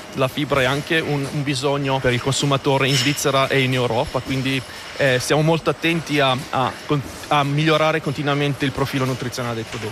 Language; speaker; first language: Italian; native; Italian